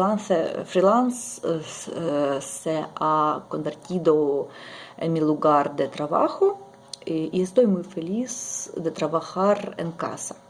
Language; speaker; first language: Spanish; non-native, learner; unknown